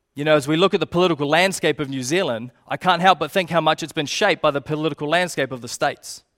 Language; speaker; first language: English; native; English